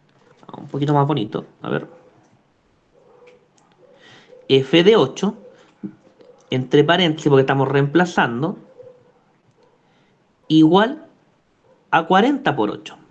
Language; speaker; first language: Spanish; native; Spanish